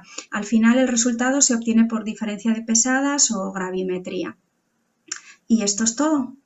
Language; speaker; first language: Spanish; native; Spanish